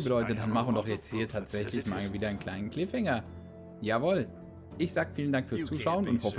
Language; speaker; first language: German; native; German